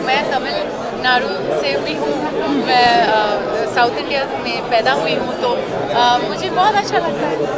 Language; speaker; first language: Hindi; non-native, local second language; French